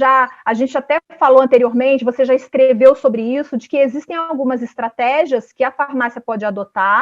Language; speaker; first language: Portuguese; native; Portuguese